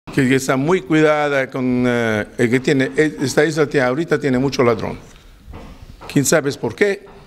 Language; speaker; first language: Spanish; non-native, learner; Italian